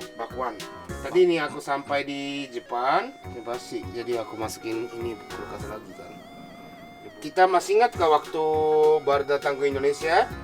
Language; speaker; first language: Indonesian; non-native, fluent; Japanese